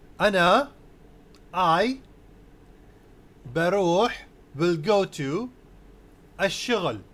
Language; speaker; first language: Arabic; non-native, fluent; Urdu